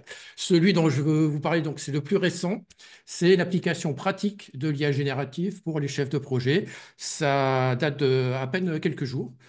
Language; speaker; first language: French; native; French